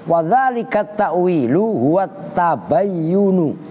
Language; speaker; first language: Arabic; non-native, fluent; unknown